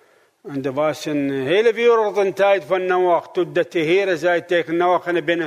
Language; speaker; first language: Dutch; non-native, fluent; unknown